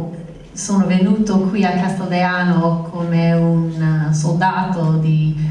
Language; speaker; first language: Italian; non-native, fluent; English